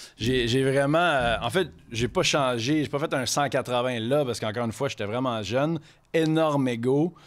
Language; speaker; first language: French; native; French